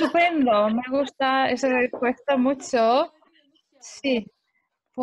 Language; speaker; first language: Spanish; non-native, fluent; Turkish